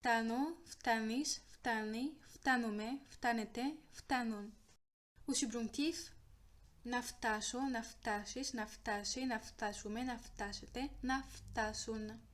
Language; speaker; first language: Greek; non-native, fluent; French